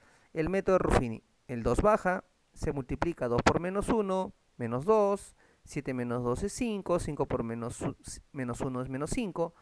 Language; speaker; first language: Spanish; native; Spanish